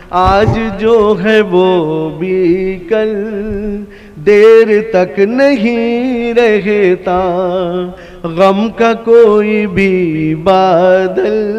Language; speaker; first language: Urdu; native; Urdu